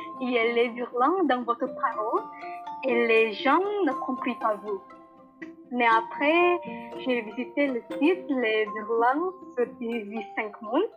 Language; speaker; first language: French; non-native, learner; Indonesian